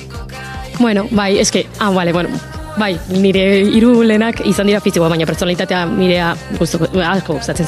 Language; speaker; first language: Basque; non-native, local second language; Spanish